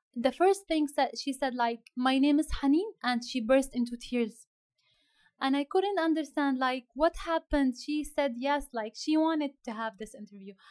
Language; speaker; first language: English; non-native, fluent; Arabic